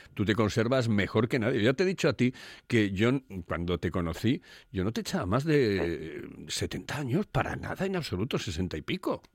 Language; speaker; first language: Spanish; native; Spanish